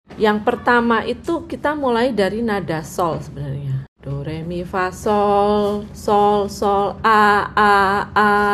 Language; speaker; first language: Indonesian; non-native, local second language; Javanese